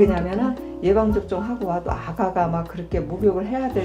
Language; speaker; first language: Korean; native; Korean